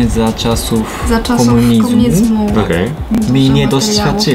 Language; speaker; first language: Polish; non-native, learner; Japanese